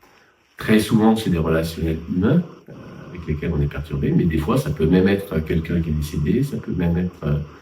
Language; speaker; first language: French; native; French